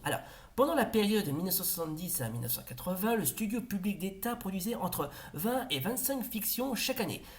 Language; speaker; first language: French; native; French